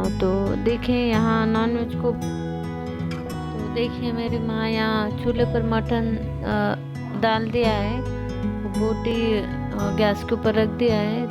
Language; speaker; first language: Hindi; non-native, local second language; Marathi